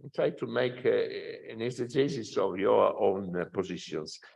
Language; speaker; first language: English; non-native, fluent; Italian